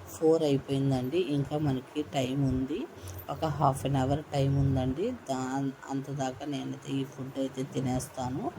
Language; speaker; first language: Telugu; non-native, local second language; Urdu